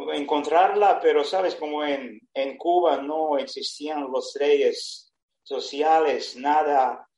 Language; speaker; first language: Spanish; non-native, fluent; Serbian